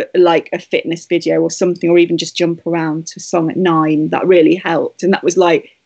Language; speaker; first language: English; native; English